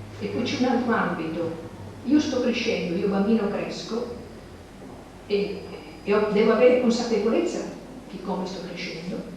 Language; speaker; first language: Italian; native; Italian